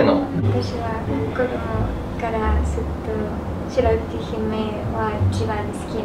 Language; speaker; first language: Japanese; non-native, learner; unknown